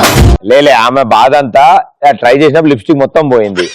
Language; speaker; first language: Telugu; native; Telugu